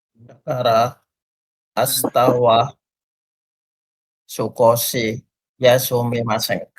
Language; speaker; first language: Japanese; non-native, learner; Indonesian